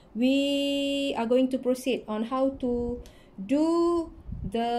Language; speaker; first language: English; non-native, local second language; Malay